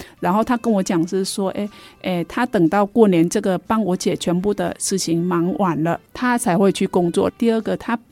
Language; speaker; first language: Chinese; non-native, fluent; Vietnamese